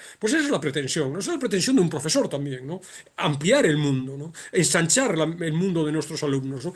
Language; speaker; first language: Spanish; native; Spanish